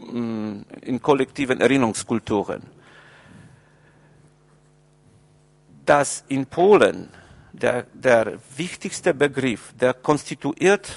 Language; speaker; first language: German; non-native, fluent; Polish